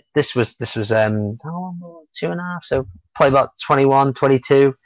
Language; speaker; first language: English; native; English